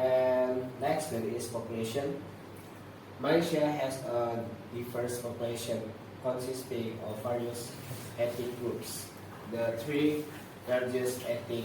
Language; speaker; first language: English; non-native, learner; Indonesian